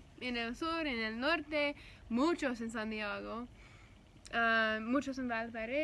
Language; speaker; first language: Spanish; non-native, learner; English